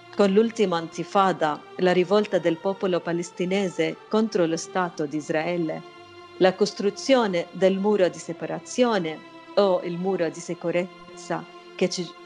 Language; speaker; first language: Italian; non-native, fluent; Arabic